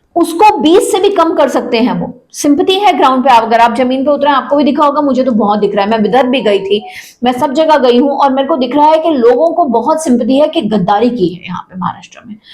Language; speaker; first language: Hindi; non-native, local second language; Marathi